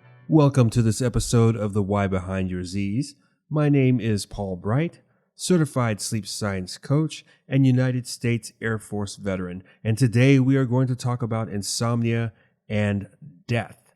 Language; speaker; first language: English; native; English